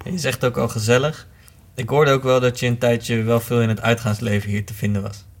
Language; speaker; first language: Dutch; native; Dutch